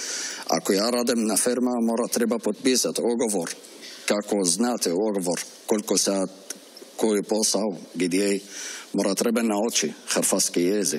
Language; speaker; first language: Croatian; non-native, learner; Arabic